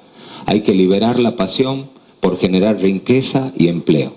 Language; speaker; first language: Spanish; native; Spanish